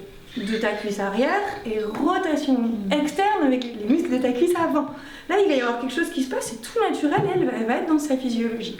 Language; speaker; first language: French; native; French